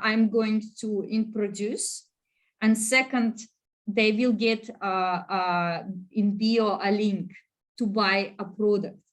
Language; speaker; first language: English; non-native, learner; Russian